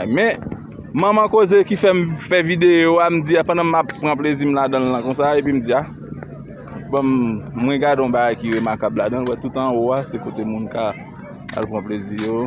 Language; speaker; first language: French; non-native, local second language; Haitian Creole